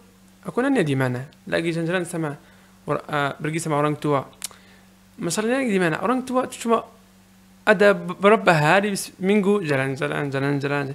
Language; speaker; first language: Indonesian; non-native, learner; Arabic